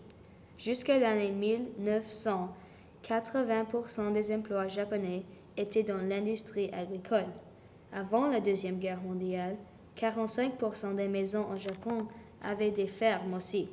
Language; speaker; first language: French; non-native, learner; English